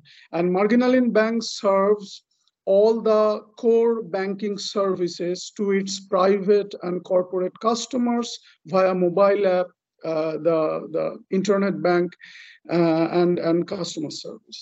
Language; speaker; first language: English; non-native, local second language; Bangla